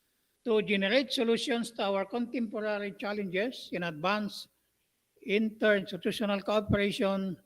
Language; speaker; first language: English; non-native, fluent; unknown